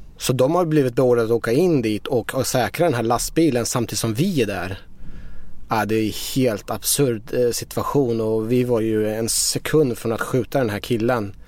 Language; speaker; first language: Swedish; early bilingual, other home language; Persian